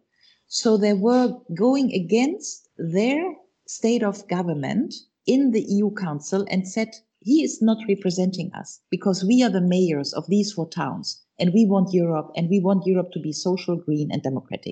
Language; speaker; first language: English; non-native, fluent; German